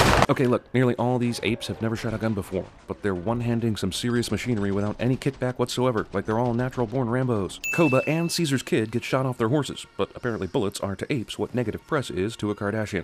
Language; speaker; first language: English; native; English